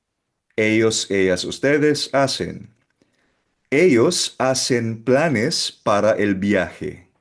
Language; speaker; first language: Spanish; non-native, fluent; Filipino